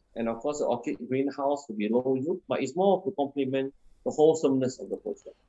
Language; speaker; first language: English; non-native, local second language; Min Nan Chinese